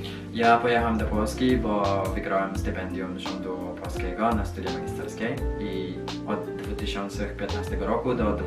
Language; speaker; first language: Polish; non-native, learner; Indonesian